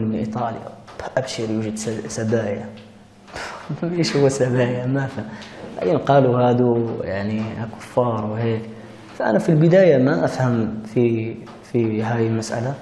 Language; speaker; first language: Arabic; early bilingual, heritage; Arabic